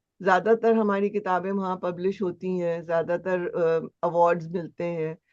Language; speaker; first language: Hindi; native; Hindi